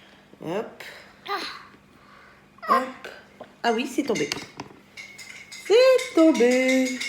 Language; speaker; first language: French; native; French